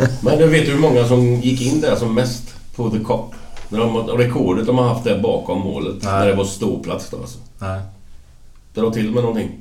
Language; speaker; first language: Swedish; native; Swedish